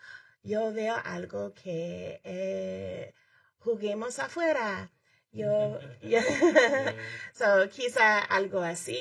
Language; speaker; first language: Spanish; early bilingual, heritage; Spanish